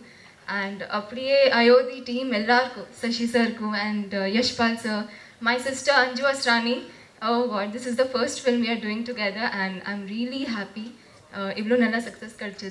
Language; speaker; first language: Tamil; non-native, fluent; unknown